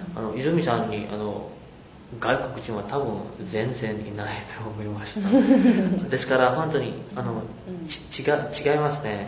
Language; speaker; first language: Japanese; non-native, learner; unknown